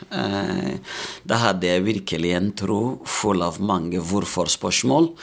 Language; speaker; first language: Norwegian; non-native, fluent; Rundi